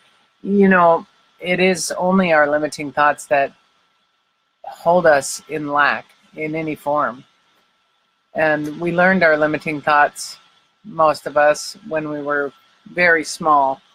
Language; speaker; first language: English; native; English